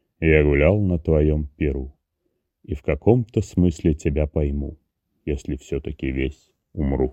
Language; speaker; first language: Russian; native; Russian